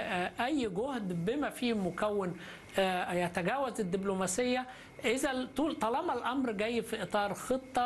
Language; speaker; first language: Arabic; native; Arabic